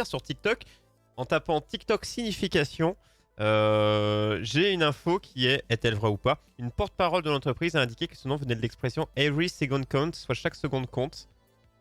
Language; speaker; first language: French; native; French